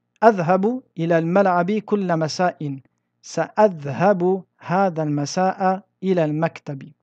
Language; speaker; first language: Arabic; non-native, fluent; French